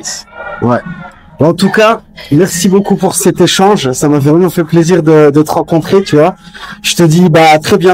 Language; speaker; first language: French; native; French